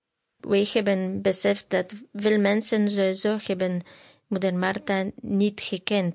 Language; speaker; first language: Dutch; non-native, learner; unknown